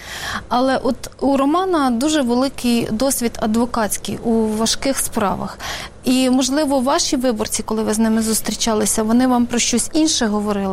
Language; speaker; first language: Ukrainian; native; Ukrainian